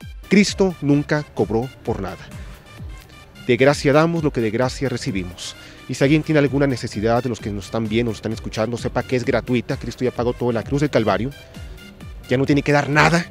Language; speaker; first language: Spanish; native; Spanish